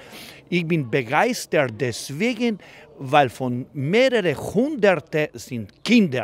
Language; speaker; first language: German; non-native, fluent; Croatian